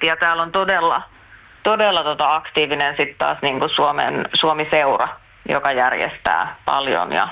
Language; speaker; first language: Finnish; early bilingual, heritage; Finnish